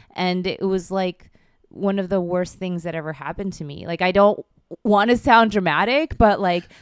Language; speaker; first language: English; early bilingual, other home language; Korean